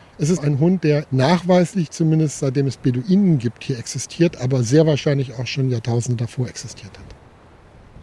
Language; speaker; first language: German; native; German